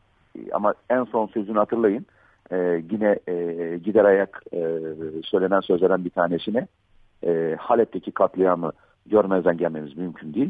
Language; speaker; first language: Turkish; native; Turkish